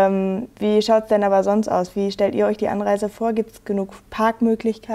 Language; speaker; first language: German; native; German